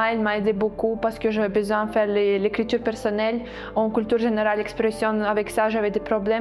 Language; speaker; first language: French; non-native, fluent; Ukrainian